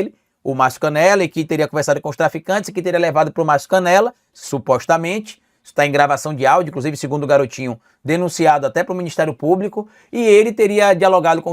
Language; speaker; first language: Portuguese; native; Portuguese